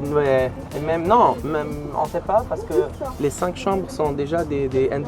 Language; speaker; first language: French; non-native, learner; Arabic